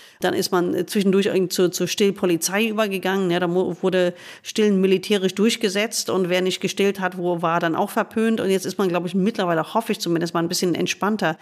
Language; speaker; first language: German; non-native, fluent; English